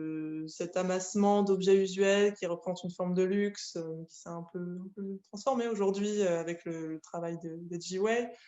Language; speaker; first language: French; native; French